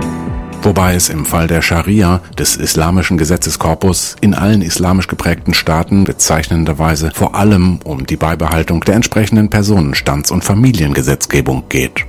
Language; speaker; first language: German; native; German